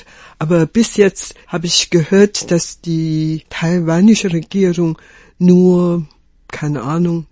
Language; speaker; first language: German; non-native, fluent; Chinese